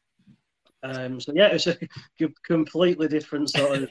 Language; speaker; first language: English; native; English